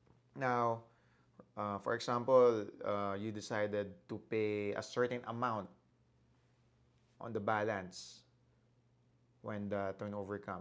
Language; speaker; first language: English; non-native, local second language; Filipino